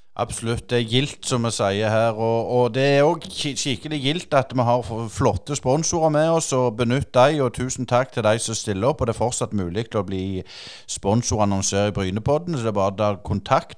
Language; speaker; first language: Norwegian; native; Norwegian